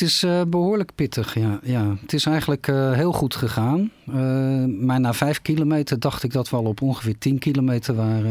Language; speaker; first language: Dutch; native; Dutch